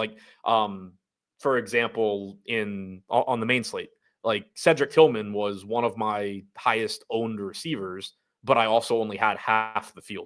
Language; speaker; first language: English; native; English